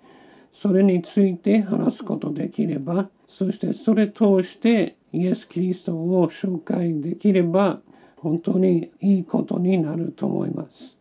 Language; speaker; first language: Japanese; non-native, learner; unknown